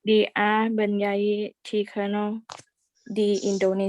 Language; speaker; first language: Indonesian; non-native, learner; Thai